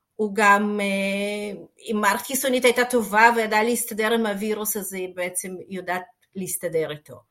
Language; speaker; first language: Hebrew; non-native, fluent; Russian